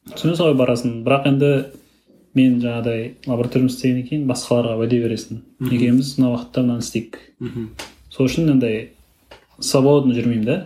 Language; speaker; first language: Kazakh; native; Kazakh